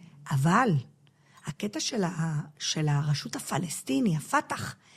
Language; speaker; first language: Hebrew; non-native, fluent; English